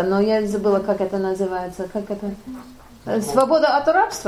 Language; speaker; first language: Russian; non-native, learner; English